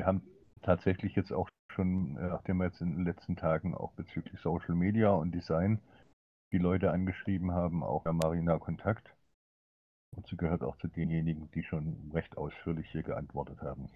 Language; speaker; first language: German; native; German